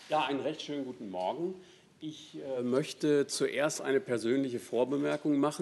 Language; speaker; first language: German; native; German